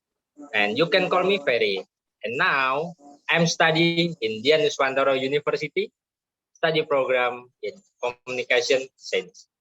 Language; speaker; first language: English; non-native, learner; Indonesian